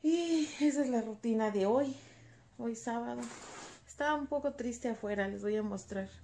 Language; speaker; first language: Spanish; native; Spanish